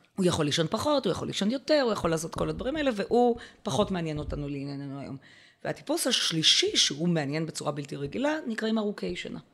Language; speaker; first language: Hebrew; native; Hebrew